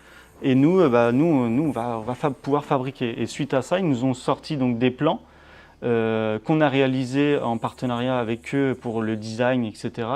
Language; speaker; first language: French; native; French